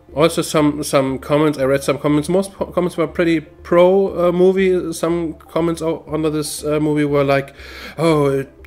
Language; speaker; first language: English; non-native, fluent; German